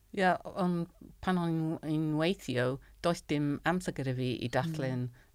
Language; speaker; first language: Welsh; non-native, learner; English